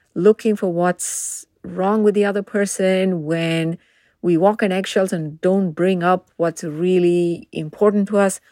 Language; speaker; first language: English; non-native, local second language; Tamil